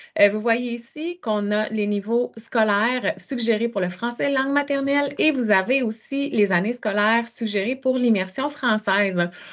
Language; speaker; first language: French; native; French